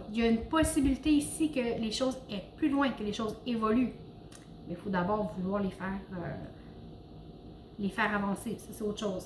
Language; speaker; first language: French; native; French